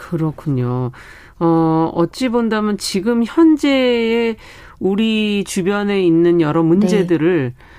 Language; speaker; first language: Korean; native; Korean